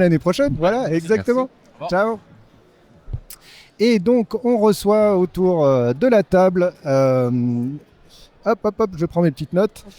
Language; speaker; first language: French; native; French